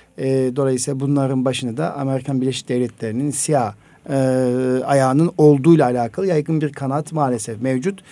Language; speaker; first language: Turkish; native; Turkish